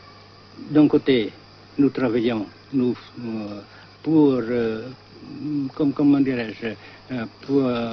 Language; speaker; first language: French; non-native, local second language; Vietnamese